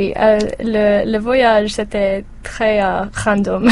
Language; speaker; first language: French; non-native, learner; English